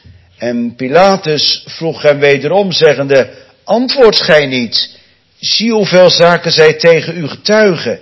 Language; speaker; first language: Dutch; native; Dutch